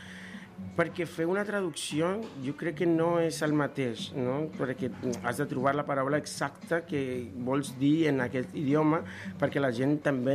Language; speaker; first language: Catalan; non-native, fluent; Spanish